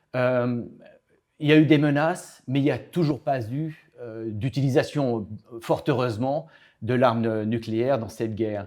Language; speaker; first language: French; native; French